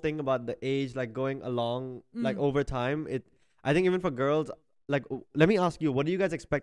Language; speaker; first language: English; non-native, local second language; Hindi